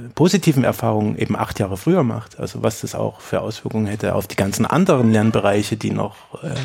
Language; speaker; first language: German; native; German